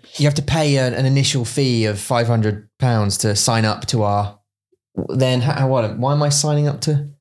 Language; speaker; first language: English; native; English